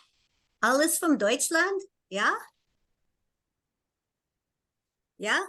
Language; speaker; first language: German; non-native, learner; English